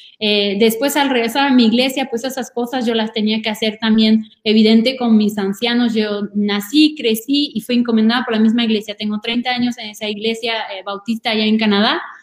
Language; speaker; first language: Spanish; non-native, fluent; French